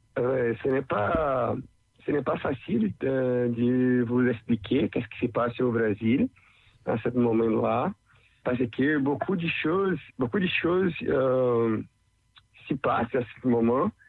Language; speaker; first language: French; non-native, learner; Portuguese